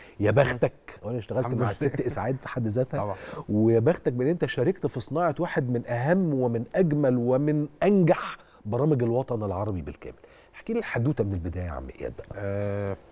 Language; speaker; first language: Arabic; native; Arabic